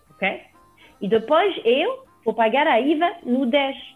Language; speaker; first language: Portuguese; non-native, fluent; French